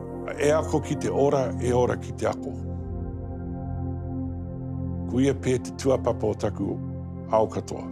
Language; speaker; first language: Māori; non-native, local second language; English